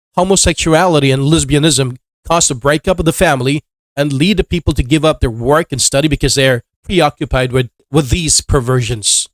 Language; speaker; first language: English; non-native, local second language; Filipino